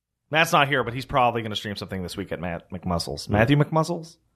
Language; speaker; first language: English; early bilingual, other home language; French